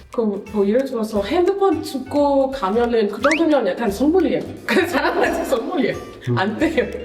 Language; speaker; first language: Korean; non-native, fluent; French